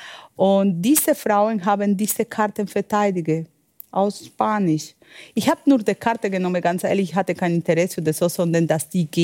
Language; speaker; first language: German; non-native, learner; Spanish